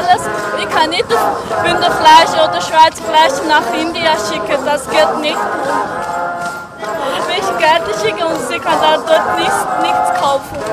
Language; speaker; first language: German; non-native, learner; Tibetan